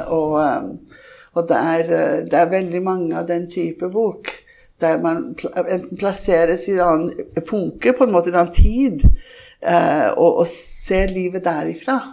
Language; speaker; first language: Norwegian; early bilingual, heritage; Norwegian